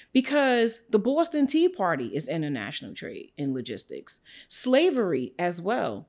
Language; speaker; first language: English; native; English